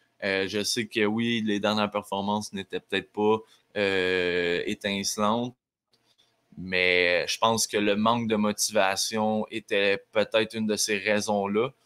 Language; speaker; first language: French; native; French